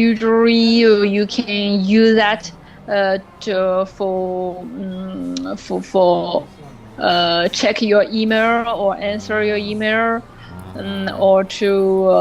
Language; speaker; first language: English; non-native, learner; French